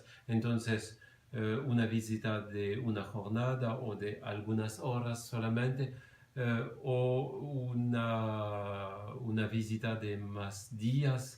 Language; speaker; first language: Spanish; non-native, fluent; French